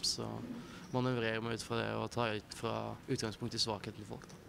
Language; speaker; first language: Norwegian; native; Norwegian